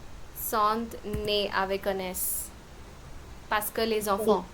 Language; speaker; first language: French; non-native, fluent; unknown